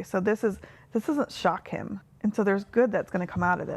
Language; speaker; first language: English; native; English